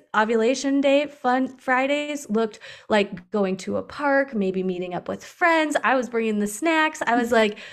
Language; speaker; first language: English; native; English